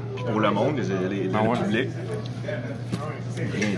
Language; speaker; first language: French; native; French